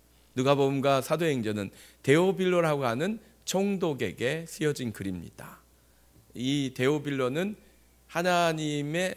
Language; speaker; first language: Korean; native; Korean